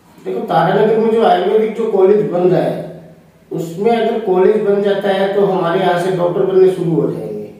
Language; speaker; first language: Hindi; native; Hindi